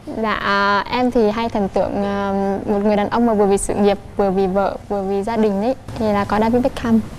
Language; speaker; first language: Vietnamese; native; Vietnamese